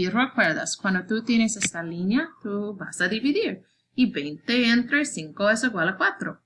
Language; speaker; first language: Spanish; non-native, learner; English